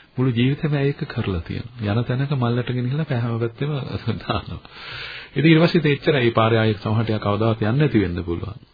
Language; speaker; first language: Sinhala; native; Sinhala